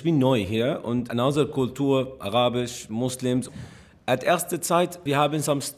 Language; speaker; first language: German; non-native, learner; Arabic